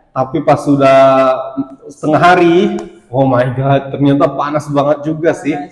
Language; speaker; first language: Indonesian; native; Indonesian